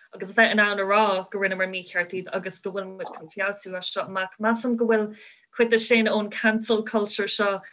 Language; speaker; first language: Irish; non-native, local second language; English